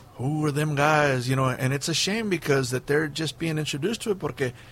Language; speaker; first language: English; early bilingual, other home language; Spanish